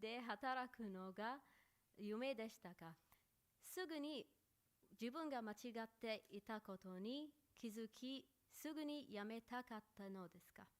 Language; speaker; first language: Japanese; non-native, learner; Arabic